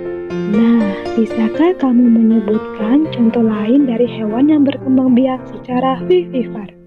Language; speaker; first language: Indonesian; native; Indonesian